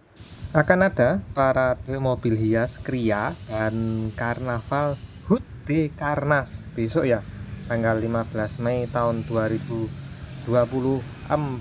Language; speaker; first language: Indonesian; native; Indonesian